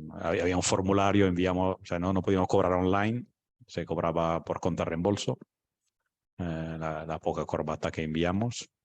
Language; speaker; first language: Spanish; non-native, fluent; English